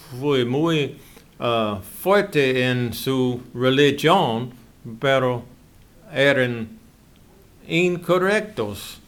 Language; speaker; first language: Spanish; non-native, learner; English